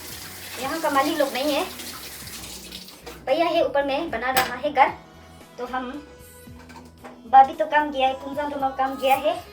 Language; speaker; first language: Hindi; non-native, local second language; Tibetan